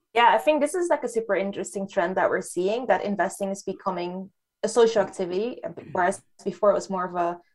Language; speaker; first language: English; non-native, fluent; Dutch